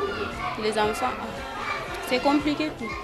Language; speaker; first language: French; non-native, local second language; Swahili